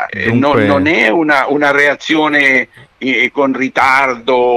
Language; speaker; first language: Italian; non-native, fluent; Spanish